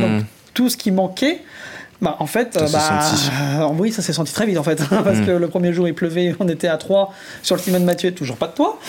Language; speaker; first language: French; native; French